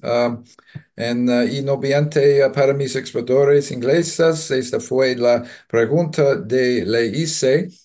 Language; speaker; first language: Spanish; non-native, learner; English